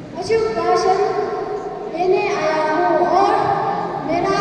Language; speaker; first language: Hindi; non-native, local second language; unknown